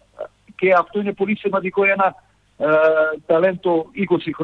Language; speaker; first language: Greek; non-native, fluent; Serbian